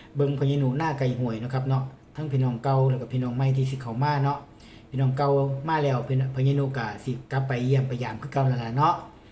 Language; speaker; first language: Thai; native; Thai